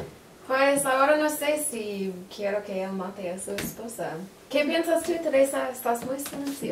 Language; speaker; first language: Spanish; non-native, learner; English